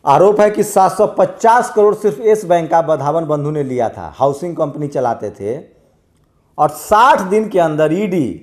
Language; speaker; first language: Hindi; native; Hindi